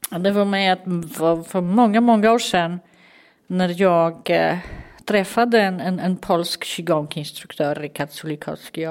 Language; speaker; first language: Swedish; non-native, fluent; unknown